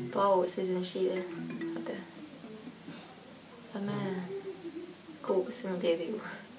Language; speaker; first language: Burmese; non-native, learner; Russian